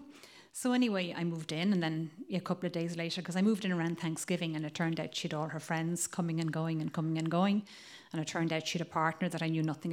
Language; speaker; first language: English; native; English